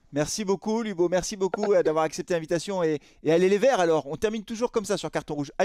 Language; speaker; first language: French; native; French